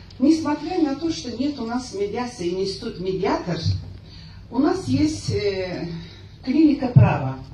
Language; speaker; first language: Russian; non-native, local second language; Azerbaijani